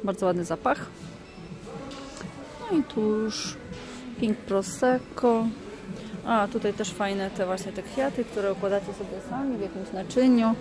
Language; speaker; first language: Polish; native; Polish